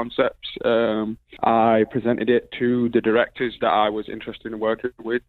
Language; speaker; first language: English; native; English